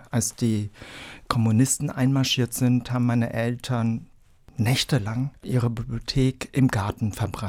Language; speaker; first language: German; early bilingual, other home language; Vietnamese